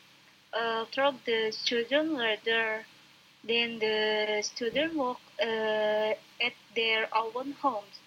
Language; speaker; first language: English; non-native, local second language; Indonesian